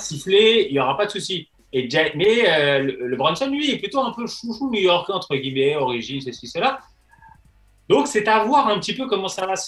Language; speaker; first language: French; native; French